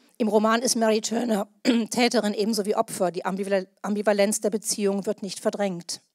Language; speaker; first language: German; native; German